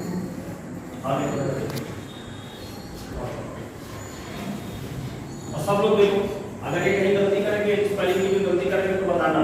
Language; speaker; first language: Hindi; native; Hindi